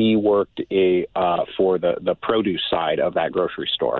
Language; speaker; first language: English; native; English